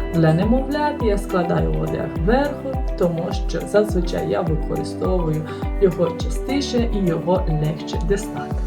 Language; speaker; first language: Ukrainian; non-native, fluent; Romanian